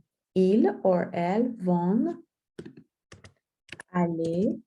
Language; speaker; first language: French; non-native, fluent; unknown